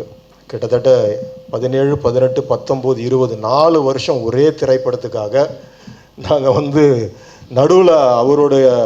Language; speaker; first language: Tamil; native; Tamil